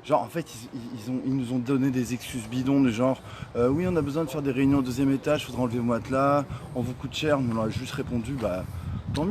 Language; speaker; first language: French; native; French